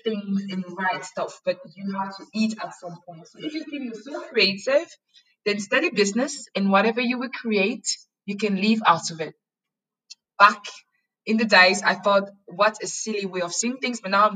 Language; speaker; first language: English; non-native, local second language; French